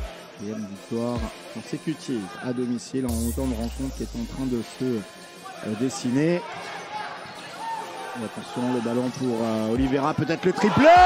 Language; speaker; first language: French; native; French